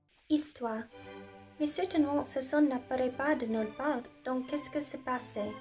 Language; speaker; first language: French; non-native, learner; English